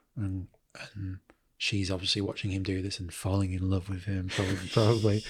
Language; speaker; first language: English; native; English